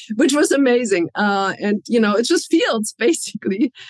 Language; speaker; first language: English; non-native, fluent; German